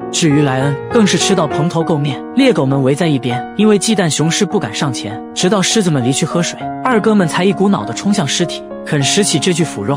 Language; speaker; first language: Chinese; native; Chinese